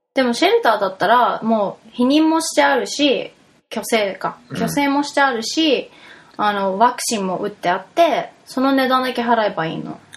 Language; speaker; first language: Japanese; early bilingual, heritage; Japanese